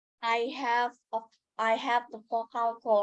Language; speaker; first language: English; non-native, learner; Indonesian